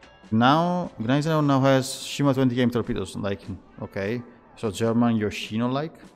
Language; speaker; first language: English; non-native, fluent; Italian